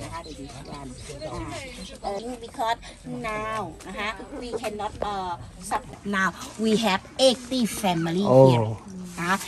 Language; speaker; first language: English; non-native, learner; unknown